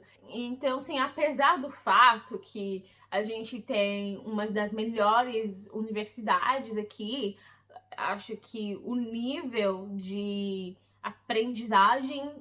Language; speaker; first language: Portuguese; early bilingual, heritage; English